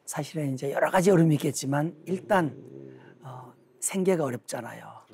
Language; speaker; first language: Korean; native; Korean